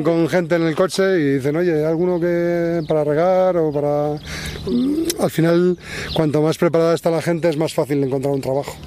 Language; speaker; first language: Spanish; native; Spanish